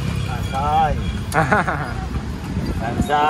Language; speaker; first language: Japanese; non-native, learner; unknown